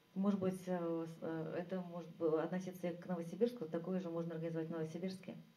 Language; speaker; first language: Russian; native; Russian